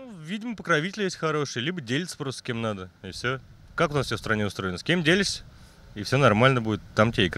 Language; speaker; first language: Russian; native; Russian